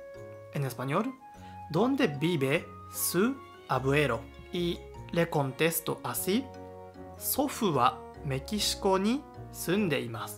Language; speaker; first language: Spanish; non-native, learner; Japanese